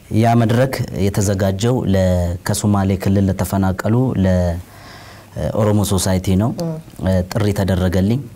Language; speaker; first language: Amharic; non-native, local second language; Oromo